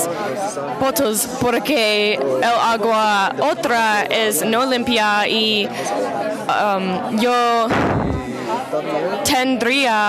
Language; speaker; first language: Spanish; non-native, learner; English